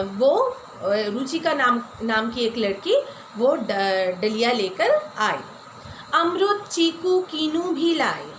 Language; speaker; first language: Hindi; non-native, local second language; Bangla